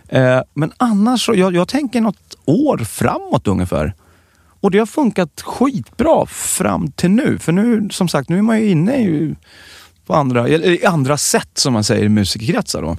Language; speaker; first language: Swedish; native; Swedish